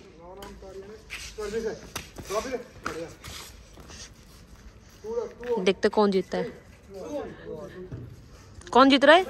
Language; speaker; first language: Hindi; native; Hindi